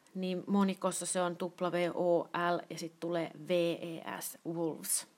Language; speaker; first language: Finnish; native; Finnish